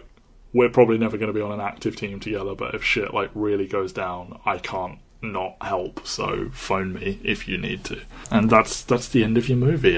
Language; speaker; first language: English; native; English